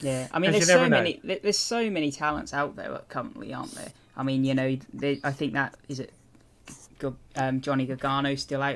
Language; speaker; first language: English; native; English